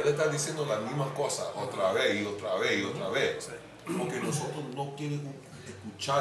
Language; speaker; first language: Spanish; non-native, fluent; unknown